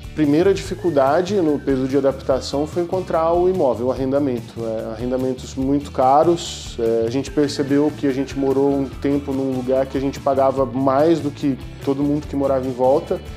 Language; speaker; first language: Portuguese; native; Portuguese